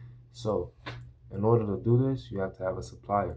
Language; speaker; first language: English; native; English